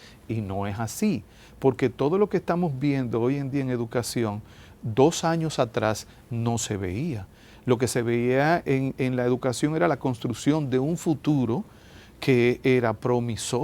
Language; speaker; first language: Spanish; native; Spanish